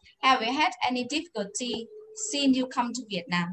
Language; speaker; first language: English; non-native, fluent; Vietnamese